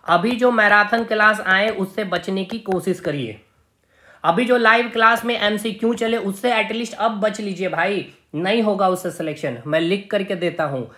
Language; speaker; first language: Hindi; native; Hindi